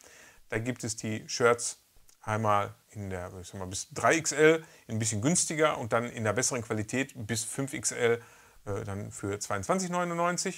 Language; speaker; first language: German; native; German